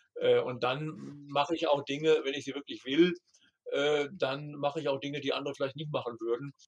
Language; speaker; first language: German; native; German